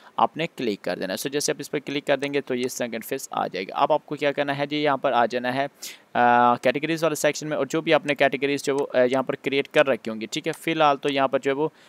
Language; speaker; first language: Urdu; non-native, local second language; Punjabi